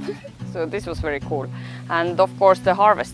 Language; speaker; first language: English; non-native, learner; Estonian